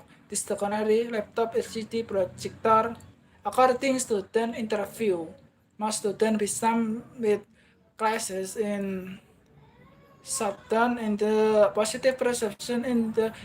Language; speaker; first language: English; non-native, learner; Indonesian